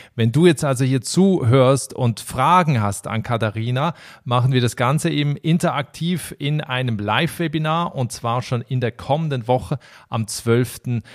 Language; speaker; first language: German; native; German